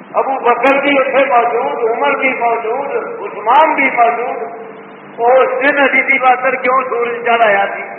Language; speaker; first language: Urdu; non-native, local second language; Punjabi